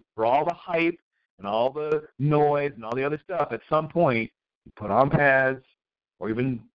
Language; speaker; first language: English; native; English